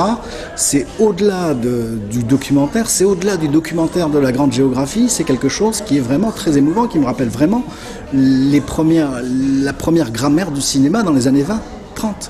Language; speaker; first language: French; native; French